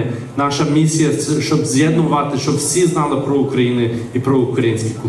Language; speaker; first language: Ukrainian; early bilingual, heritage; English